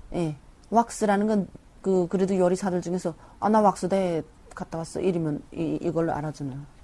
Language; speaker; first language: Korean; native; Korean